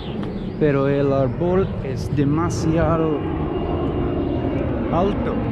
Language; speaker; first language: Spanish; non-native, learner; English